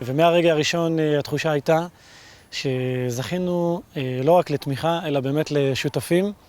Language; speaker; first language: Hebrew; native; Hebrew